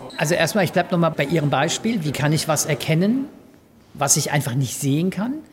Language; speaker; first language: German; native; German